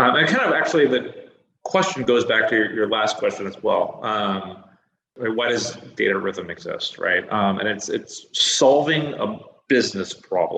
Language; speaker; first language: English; native; English